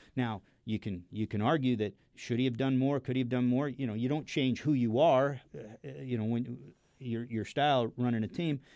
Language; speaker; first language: English; native; English